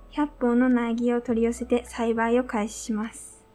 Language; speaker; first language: Japanese; native; Japanese